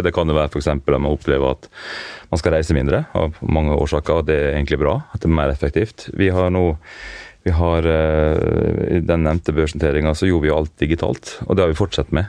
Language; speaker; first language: Norwegian; native; Norwegian